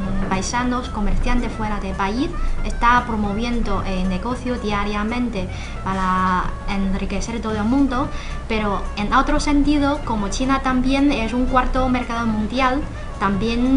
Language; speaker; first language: Spanish; non-native, learner; Chinese